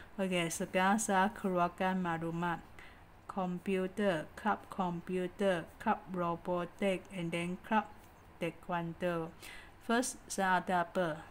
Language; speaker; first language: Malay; non-native, local second language; Chinese